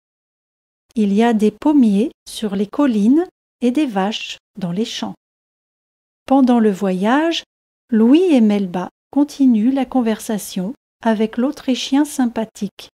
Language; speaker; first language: French; native; French